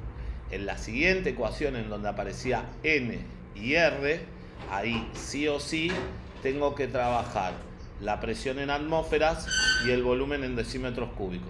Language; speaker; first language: Spanish; native; Spanish